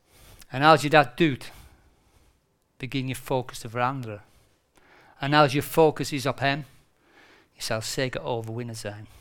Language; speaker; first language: Dutch; non-native, fluent; English